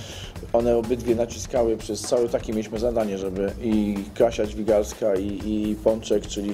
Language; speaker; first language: Polish; native; Polish